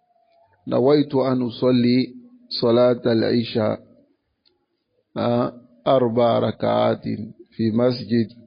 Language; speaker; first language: Arabic; non-native, fluent; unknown